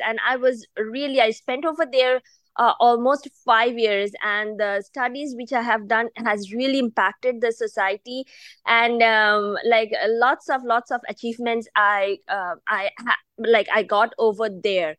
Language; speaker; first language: English; non-native, local second language; Bangla